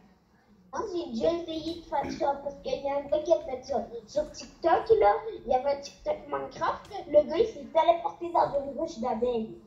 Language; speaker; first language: French; native; French